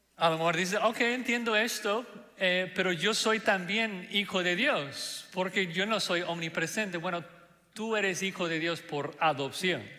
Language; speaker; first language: Spanish; non-native, fluent; English